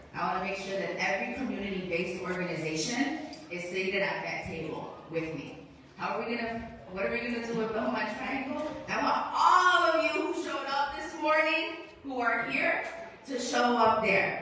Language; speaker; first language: English; early bilingual, other home language; Spanish